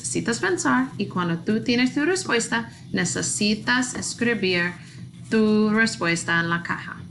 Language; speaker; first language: Spanish; non-native, learner; English